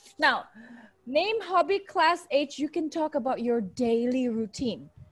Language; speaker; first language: English; non-native, fluent; Indonesian